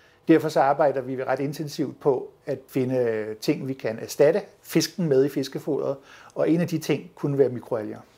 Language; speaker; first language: Danish; native; Danish